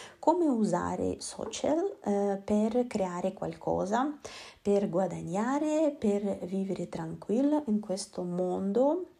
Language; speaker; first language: Italian; non-native, learner; Russian